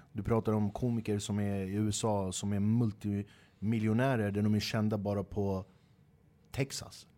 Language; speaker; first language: Swedish; early bilingual, other home language; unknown